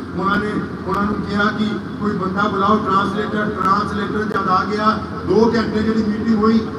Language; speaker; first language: Punjabi; non-native, local second language; Urdu